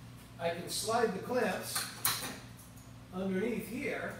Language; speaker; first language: English; native; English